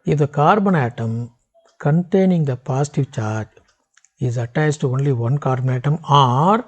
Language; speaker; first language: English; non-native, local second language; Tamil